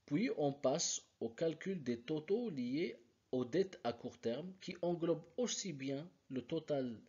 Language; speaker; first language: French; non-native, local second language; Arabic